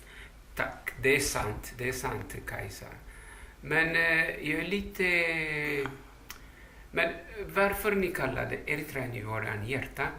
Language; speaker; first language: Swedish; non-native, fluent; Tigrinya